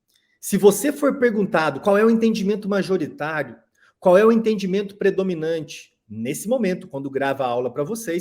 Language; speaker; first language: Portuguese; native; Portuguese